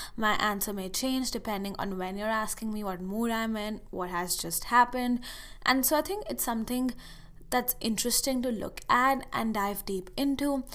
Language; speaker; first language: English; non-native, local second language; Hindi